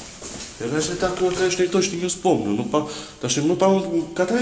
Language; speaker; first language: Russian; native; Russian